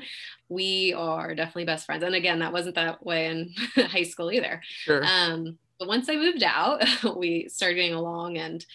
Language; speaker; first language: English; native; English